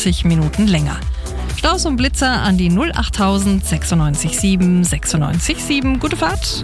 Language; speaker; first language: German; native; German